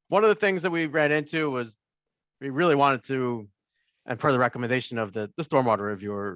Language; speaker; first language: English; native; English